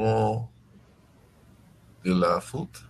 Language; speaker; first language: French; non-native, learner; English